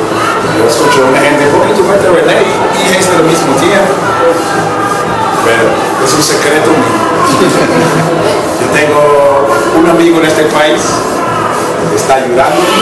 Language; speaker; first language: Spanish; non-native, learner; English